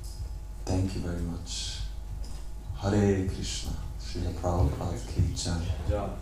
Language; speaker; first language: English; non-native, fluent; German